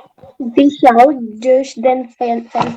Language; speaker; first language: German; non-native, learner; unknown